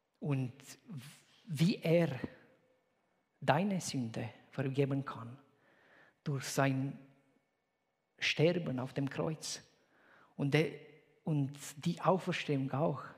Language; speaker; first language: German; non-native, fluent; Romanian